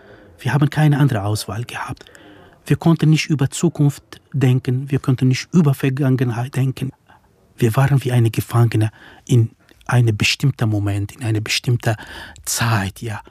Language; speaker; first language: German; non-native, fluent; Kurdish